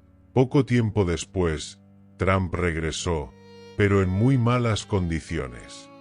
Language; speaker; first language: Spanish; native; Spanish